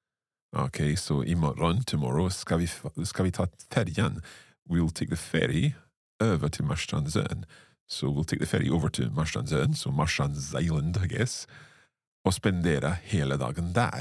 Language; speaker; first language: Swedish; non-native, learner; English